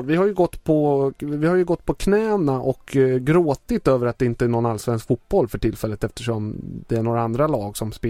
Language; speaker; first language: Swedish; native; Swedish